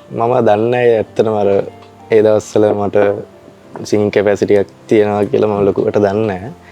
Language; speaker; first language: Sinhala; native; Sinhala